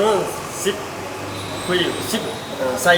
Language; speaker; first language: Korean; non-native, learner; Nepali